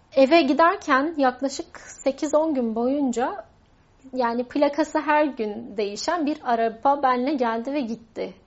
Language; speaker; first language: Turkish; non-native, local second language; Kurdish